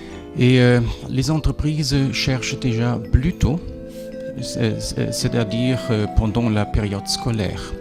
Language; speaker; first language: French; non-native, fluent; German